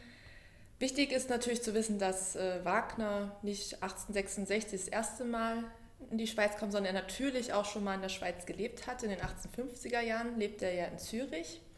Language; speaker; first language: German; native; German